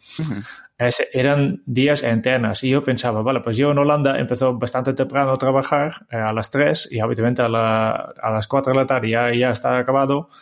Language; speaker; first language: Spanish; non-native, fluent; Dutch